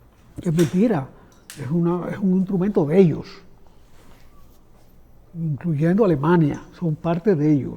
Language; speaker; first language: Spanish; native; Spanish